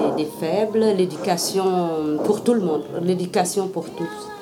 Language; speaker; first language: French; non-native, local second language; Wolof